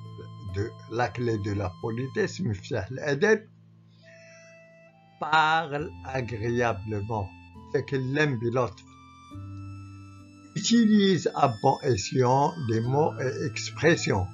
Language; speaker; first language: French; non-native, fluent; Arabic